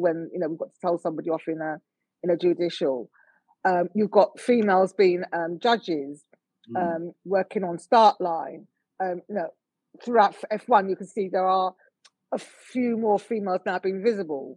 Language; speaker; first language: English; native; English